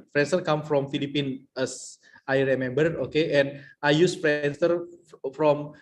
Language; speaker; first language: English; non-native, learner; Indonesian